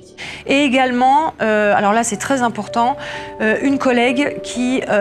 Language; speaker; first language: French; native; French